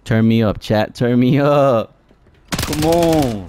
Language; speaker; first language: English; native; English